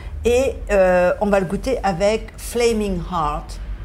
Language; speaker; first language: French; native; French